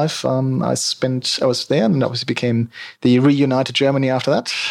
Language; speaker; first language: English; non-native, fluent; German